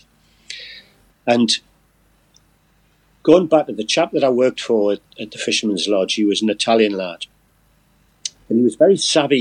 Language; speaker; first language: English; native; English